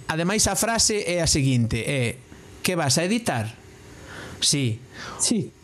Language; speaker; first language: Galician; non-native, local second language; Spanish